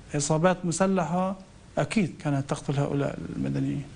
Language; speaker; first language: Arabic; native; Arabic